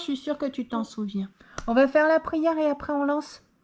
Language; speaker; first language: French; native; French